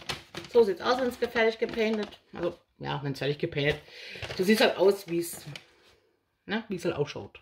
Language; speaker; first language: German; native; German